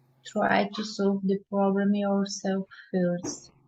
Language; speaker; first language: English; non-native, learner; Portuguese